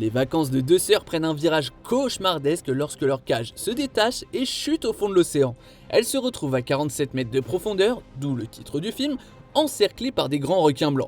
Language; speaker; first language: French; native; French